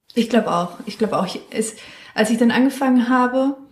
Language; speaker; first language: German; non-native, fluent; Spanish